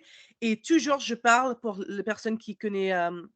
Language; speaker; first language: French; non-native, learner; English